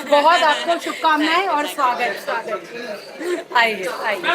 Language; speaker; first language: Hindi; native; Hindi